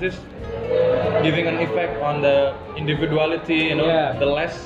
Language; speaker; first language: English; non-native, fluent; Indonesian